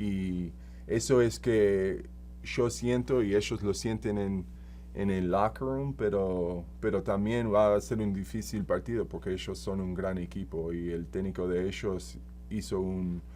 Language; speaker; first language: Spanish; early bilingual, heritage; Spanish